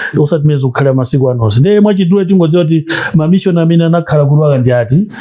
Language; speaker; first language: Nyanja; non-native, local second language; Tumbuka